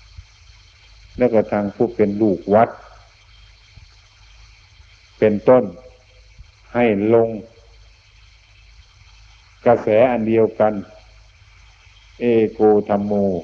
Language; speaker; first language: Thai; native; Thai